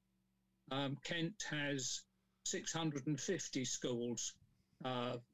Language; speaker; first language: English; native; English